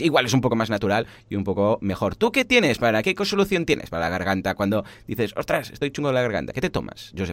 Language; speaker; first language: Spanish; native; Spanish